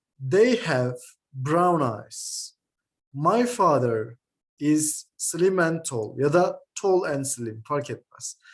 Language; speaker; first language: English; non-native, fluent; Turkish